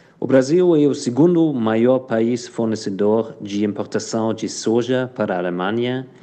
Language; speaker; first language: Portuguese; non-native, fluent; German